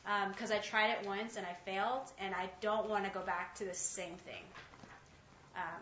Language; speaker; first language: English; early bilingual, other home language; Chinese